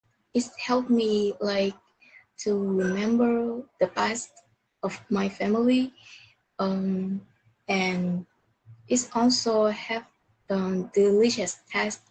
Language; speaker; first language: English; non-native, learner; Vietnamese